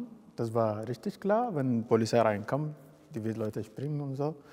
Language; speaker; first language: German; non-native, fluent; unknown